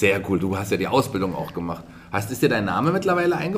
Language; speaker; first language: German; native; German